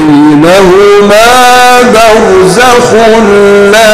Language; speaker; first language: Arabic; native; Arabic